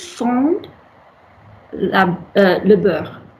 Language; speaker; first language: French; non-native, learner; English